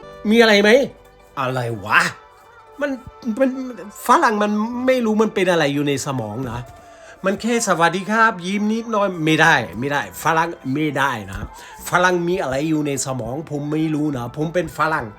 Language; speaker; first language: Thai; non-native, learner; German